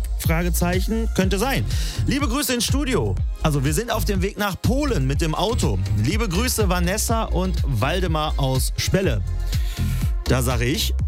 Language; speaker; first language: German; native; German